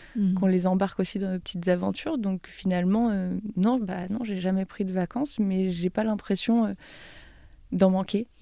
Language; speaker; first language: French; native; French